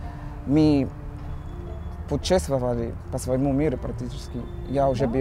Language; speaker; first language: Russian; non-native, learner; Portuguese